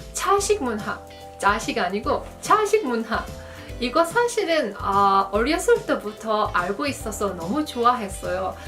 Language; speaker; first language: Korean; non-native, fluent; Azerbaijani